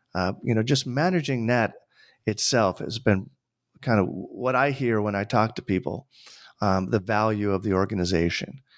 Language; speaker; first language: English; native; English